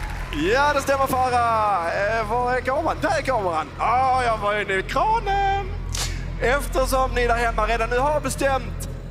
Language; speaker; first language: Swedish; native; Swedish